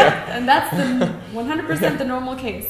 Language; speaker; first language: English; native; English